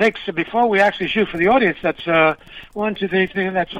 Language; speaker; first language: English; early bilingual, other home language; Spanish